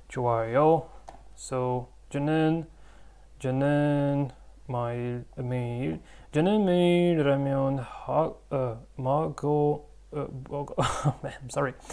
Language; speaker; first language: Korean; non-native, learner; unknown